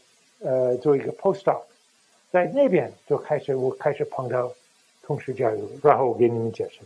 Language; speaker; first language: Chinese; non-native, fluent; English